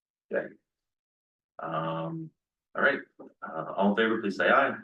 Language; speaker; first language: English; native; English